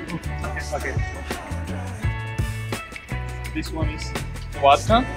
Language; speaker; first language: English; non-native, local second language; Urdu